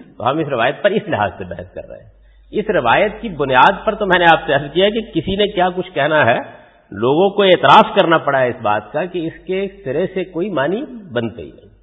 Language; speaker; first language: Urdu; non-native, local second language; Punjabi